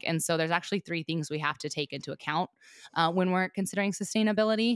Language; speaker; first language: English; native; English